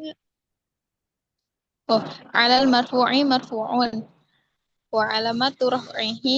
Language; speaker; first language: Arabic; non-native, learner; Indonesian